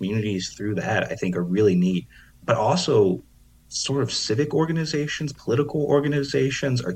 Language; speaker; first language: English; native; English